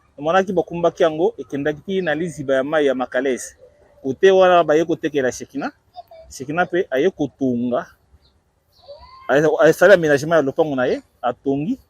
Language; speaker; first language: Lingala; native; Lingala